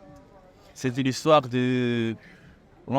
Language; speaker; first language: French; non-native, local second language; Arabic